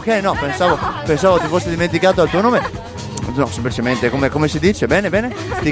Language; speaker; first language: Italian; native; Italian